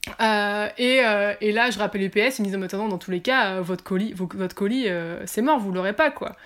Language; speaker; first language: French; native; French